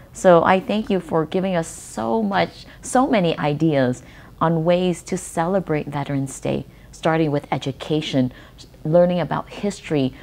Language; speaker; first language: English; early bilingual, other home language; Vietnamese